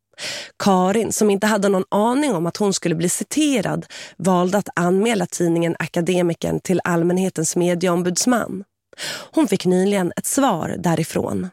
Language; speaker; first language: Swedish; native; Swedish